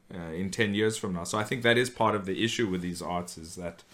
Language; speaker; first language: English; native; English